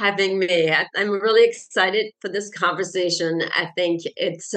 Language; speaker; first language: English; non-native, fluent; French